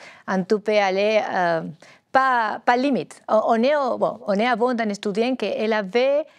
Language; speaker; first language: French; non-native, learner; Spanish